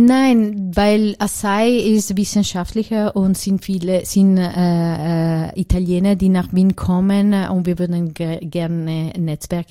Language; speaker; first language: German; non-native, learner; Italian